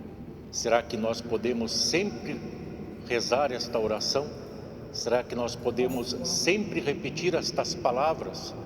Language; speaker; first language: Portuguese; native; Portuguese